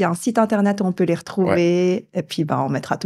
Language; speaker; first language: French; native; French